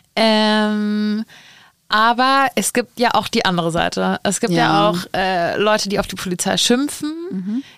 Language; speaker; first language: German; native; German